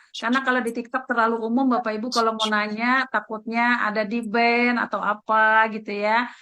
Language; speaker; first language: Indonesian; native; Indonesian